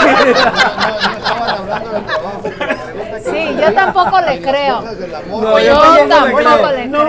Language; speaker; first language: Spanish; early bilingual, heritage; Spanish